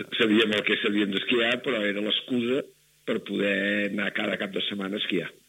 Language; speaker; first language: Catalan; native; Catalan